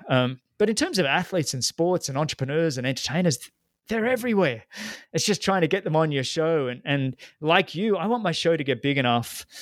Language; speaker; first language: English; native; English